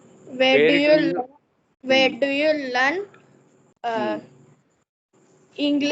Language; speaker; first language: English; non-native, learner; Telugu